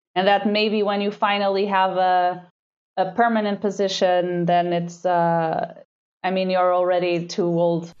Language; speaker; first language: English; non-native, fluent; Portuguese